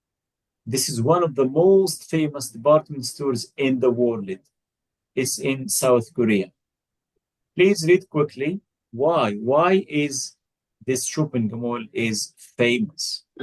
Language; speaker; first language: English; non-native, fluent; Arabic